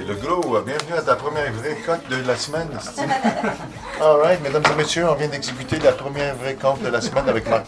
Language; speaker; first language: French; native; French